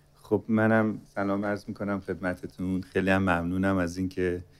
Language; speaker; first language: Persian; native; Persian